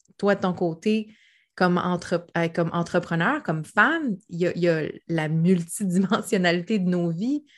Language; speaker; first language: French; native; French